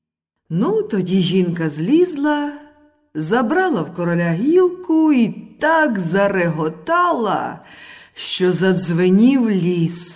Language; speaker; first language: Ukrainian; native; Ukrainian